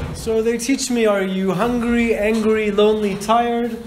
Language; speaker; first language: English; native; English